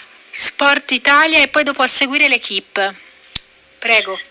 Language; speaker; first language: Italian; native; Italian